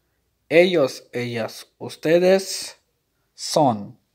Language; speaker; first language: Spanish; non-native, fluent; Urdu